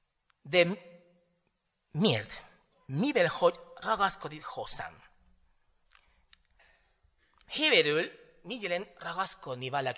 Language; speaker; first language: Hungarian; non-native, learner; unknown